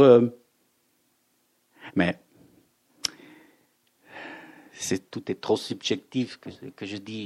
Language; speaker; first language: French; non-native, fluent; German